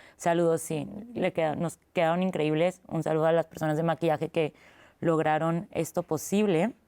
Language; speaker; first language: Spanish; native; Spanish